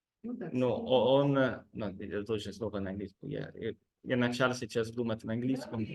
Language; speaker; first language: Russian; non-native, fluent; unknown